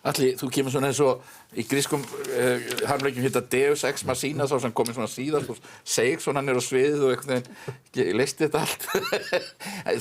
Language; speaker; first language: Icelandic; native; Icelandic